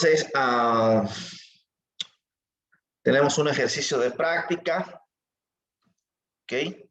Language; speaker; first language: Spanish; native; Spanish